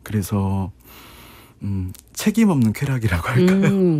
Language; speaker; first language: Korean; native; Korean